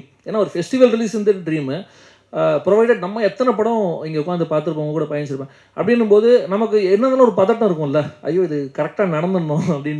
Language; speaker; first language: Tamil; native; Tamil